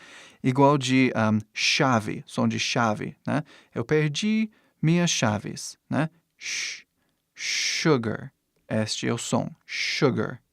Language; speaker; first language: Portuguese; non-native, fluent; English